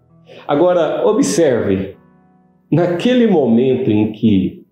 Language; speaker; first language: Portuguese; native; Portuguese